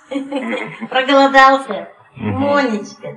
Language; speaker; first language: Russian; native; Russian